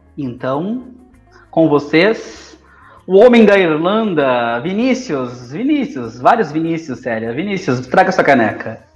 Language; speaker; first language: Portuguese; native; Portuguese